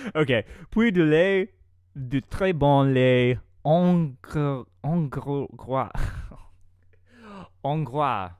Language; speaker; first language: French; non-native, learner; English